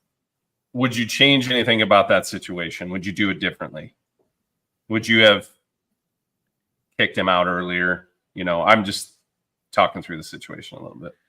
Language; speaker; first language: English; native; English